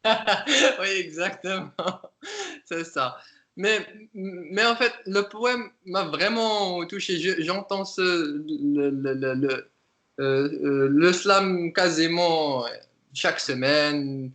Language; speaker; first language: French; non-native, local second language; Arabic